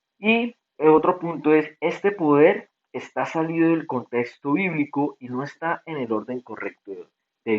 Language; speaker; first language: Spanish; native; Spanish